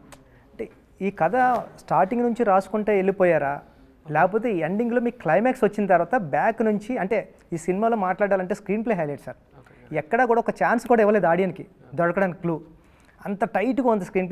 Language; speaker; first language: Telugu; native; Telugu